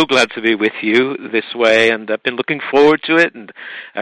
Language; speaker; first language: English; native; English